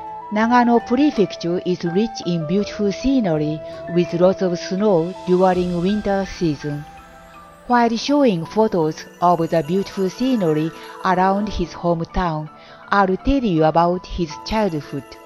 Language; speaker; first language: English; non-native, fluent; Japanese